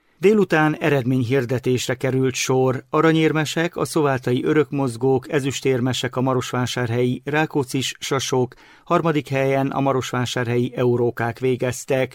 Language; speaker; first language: Hungarian; native; Hungarian